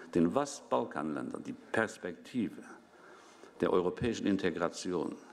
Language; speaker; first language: German; non-native, local second language; Luxembourgish